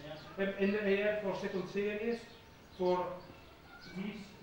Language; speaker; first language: English; non-native, learner; Italian